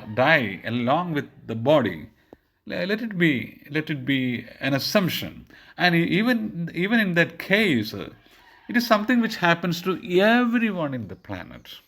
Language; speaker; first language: English; non-native, local second language; Malayalam